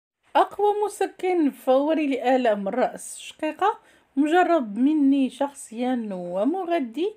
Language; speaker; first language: Arabic; native; Arabic